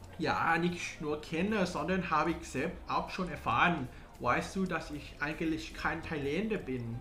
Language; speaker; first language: German; non-native, learner; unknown